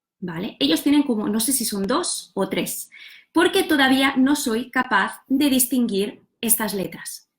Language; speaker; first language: Spanish; non-native, local second language; Catalan